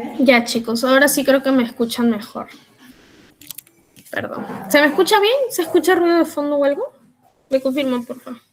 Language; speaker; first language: Spanish; native; Spanish